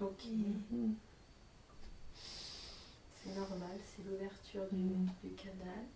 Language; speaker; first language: French; native; French